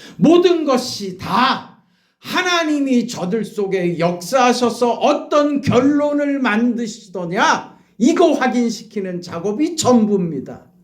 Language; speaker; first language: Korean; native; Korean